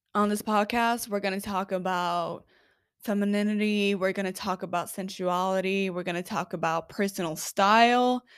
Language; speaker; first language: English; non-native, fluent; Norwegian